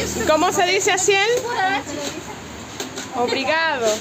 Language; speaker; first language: Spanish; native; Spanish